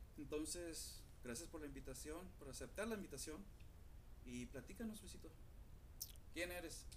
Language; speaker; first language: Spanish; early bilingual, heritage; Spanish